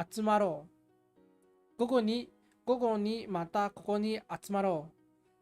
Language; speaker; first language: Japanese; non-native, learner; English